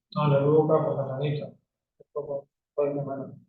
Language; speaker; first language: Spanish; native; Spanish